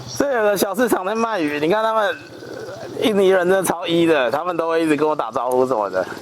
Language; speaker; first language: Chinese; native; Chinese